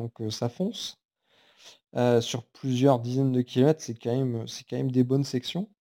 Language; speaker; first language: French; native; French